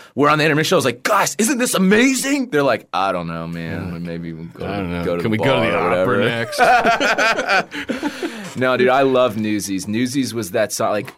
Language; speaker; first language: English; native; English